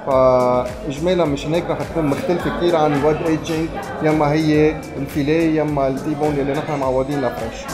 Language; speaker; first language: Arabic; native; Arabic